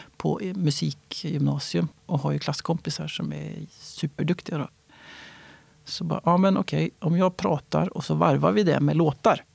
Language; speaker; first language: Swedish; native; Swedish